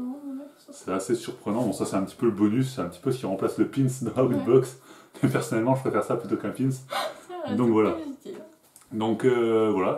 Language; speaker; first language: French; native; French